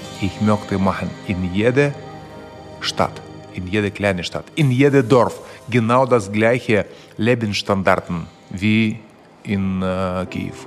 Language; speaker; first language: German; non-native, fluent; Russian